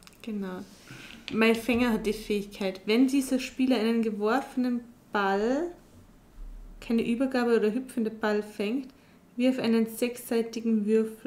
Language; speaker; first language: German; native; German